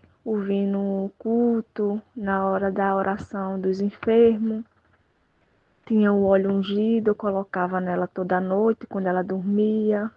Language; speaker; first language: Portuguese; native; Portuguese